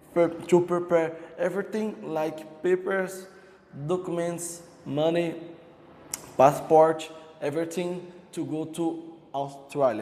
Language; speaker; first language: English; non-native, learner; Portuguese